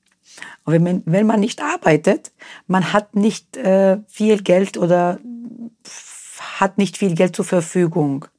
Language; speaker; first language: German; non-native, fluent; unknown